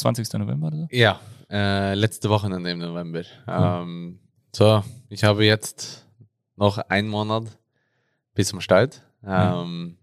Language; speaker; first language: German; non-native, learner; Norwegian